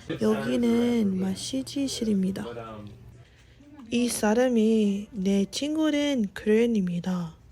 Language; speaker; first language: Korean; non-native, learner; English